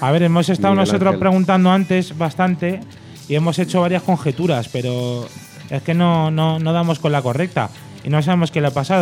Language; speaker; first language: Spanish; native; Spanish